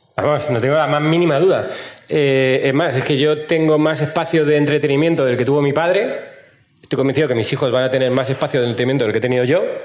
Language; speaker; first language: Spanish; native; Spanish